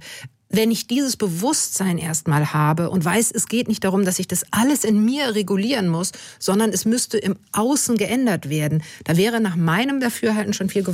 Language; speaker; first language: German; native; German